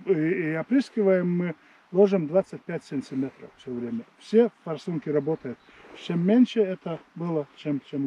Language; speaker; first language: Russian; non-native, fluent; Latvian